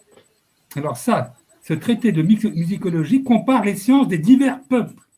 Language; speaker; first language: French; native; French